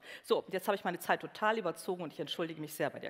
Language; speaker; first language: German; native; German